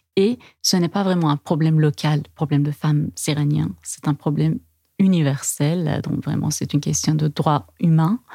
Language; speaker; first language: French; non-native, fluent; Persian